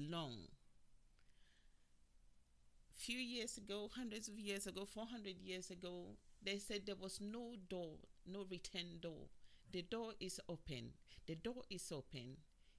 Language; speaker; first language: English; native; English